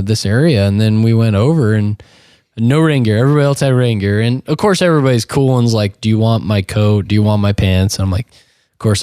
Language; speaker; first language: English; native; English